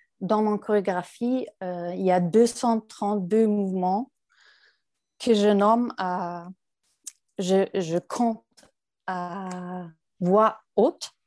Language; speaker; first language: French; non-native, fluent; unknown